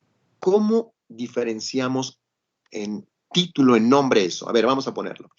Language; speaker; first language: Spanish; native; Spanish